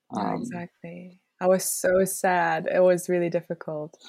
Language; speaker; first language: English; non-native, fluent; Dutch